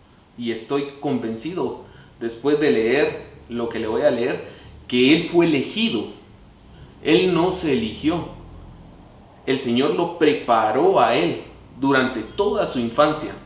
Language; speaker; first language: Spanish; native; Spanish